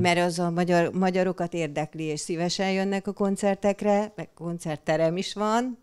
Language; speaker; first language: Hungarian; native; Hungarian